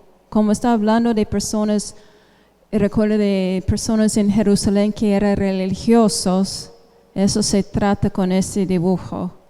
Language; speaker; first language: Spanish; non-native, fluent; English